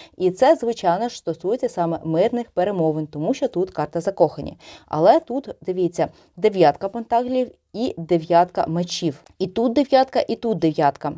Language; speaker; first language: Ukrainian; non-native, local second language; Russian